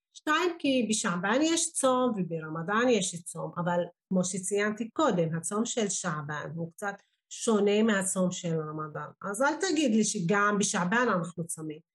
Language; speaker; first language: Hebrew; non-native, local second language; Arabic